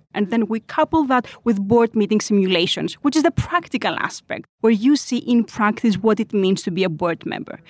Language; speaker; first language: English; non-native, fluent; Greek